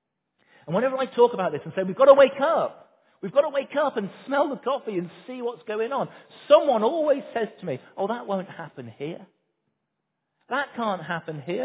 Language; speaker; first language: English; native; English